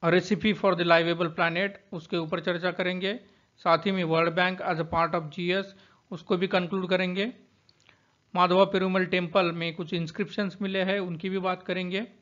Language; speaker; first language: Hindi; non-native, local second language; Marathi